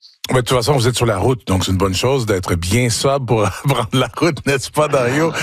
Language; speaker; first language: French; native; French